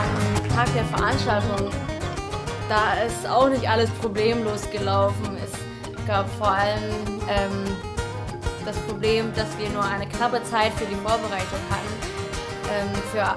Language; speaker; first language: German; non-native, fluent; Indonesian